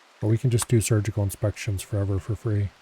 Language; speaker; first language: English; native; English